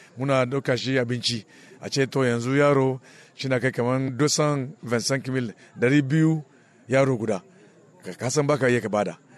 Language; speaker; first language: Hausa; non-native, local second language; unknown